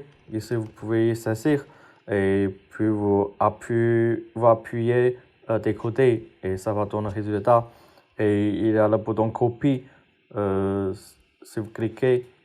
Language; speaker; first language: French; non-native, fluent; Chinese